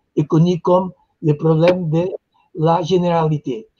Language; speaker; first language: French; non-native, fluent; Spanish